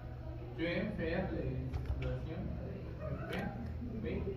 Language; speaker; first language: French; non-native, fluent; Spanish